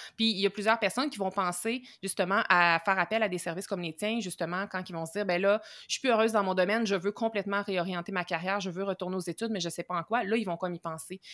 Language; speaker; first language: French; native; French